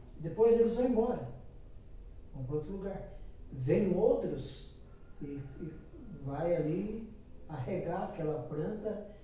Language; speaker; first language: Portuguese; native; Portuguese